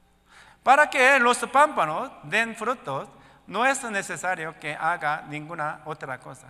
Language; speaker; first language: Spanish; non-native, learner; Korean